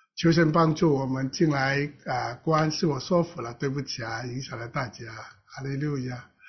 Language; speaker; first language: Chinese; non-native, local second language; Cantonese